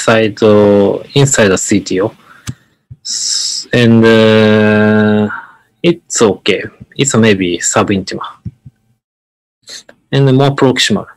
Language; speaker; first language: English; non-native, learner; Japanese